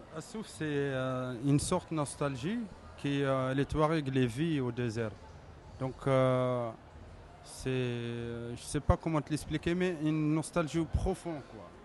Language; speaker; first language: French; non-native, local second language; Tamasheq